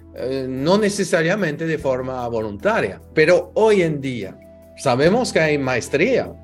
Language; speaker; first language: Spanish; non-native, fluent; French